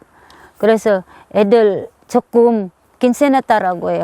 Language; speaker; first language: Korean; non-native, learner; Filipino